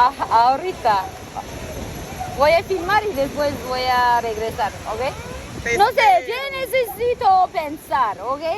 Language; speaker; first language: Spanish; non-native, learner; Turkish